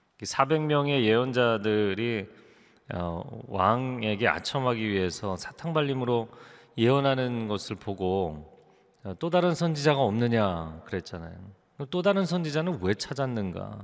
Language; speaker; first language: Korean; native; Korean